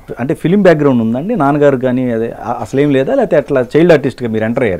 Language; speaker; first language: Telugu; native; Telugu